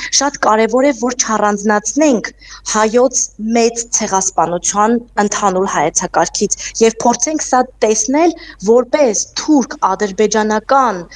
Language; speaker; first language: Armenian; native; Armenian